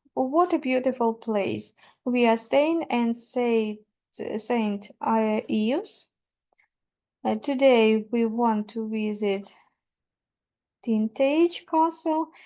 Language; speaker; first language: English; non-native, fluent; Ukrainian